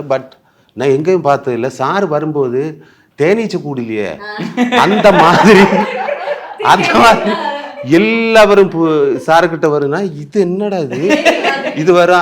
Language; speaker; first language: Tamil; non-native, learner; Malayalam